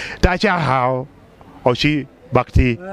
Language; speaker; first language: Chinese; non-native, learner; Kinyarwanda